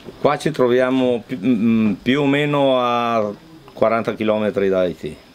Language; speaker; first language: Italian; native; Italian